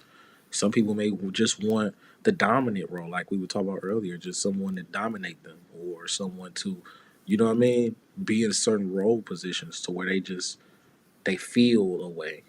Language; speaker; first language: English; native; English